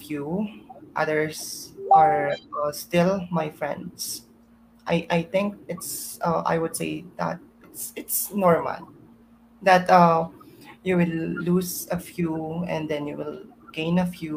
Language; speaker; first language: English; non-native, local second language; Iloko